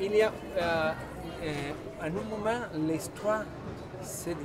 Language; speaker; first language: French; non-native, learner; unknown